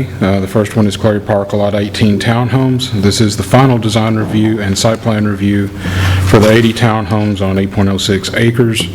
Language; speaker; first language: English; native; English